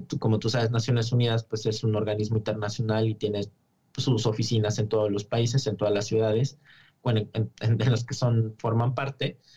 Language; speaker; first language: Spanish; native; Spanish